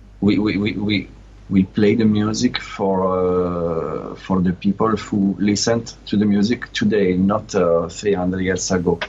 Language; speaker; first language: English; non-native, learner; Italian